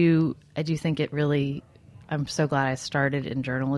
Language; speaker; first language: English; native; English